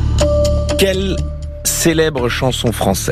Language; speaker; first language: French; native; French